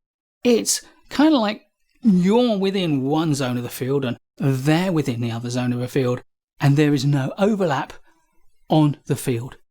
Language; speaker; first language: English; native; English